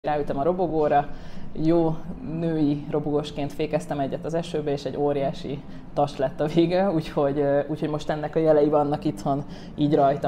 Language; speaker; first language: Hungarian; native; Hungarian